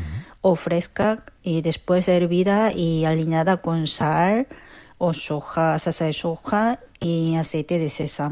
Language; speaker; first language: Spanish; non-native, fluent; Korean